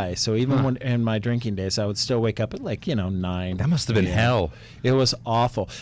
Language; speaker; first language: English; native; English